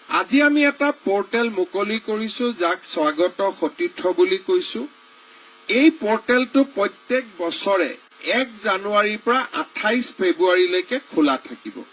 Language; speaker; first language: Assamese; native; Assamese